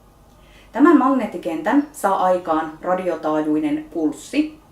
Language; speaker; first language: Finnish; native; Finnish